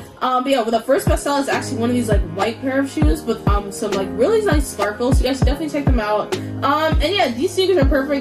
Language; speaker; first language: English; native; English